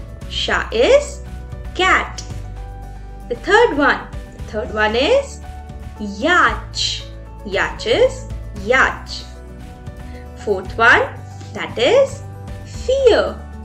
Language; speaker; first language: English; non-native, local second language; Hindi